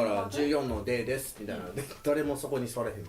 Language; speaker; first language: Japanese; non-native, fluent; English